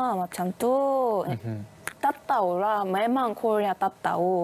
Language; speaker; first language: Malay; non-native, learner; Korean